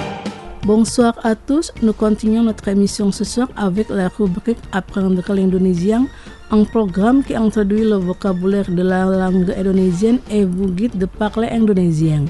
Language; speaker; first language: French; non-native, fluent; Indonesian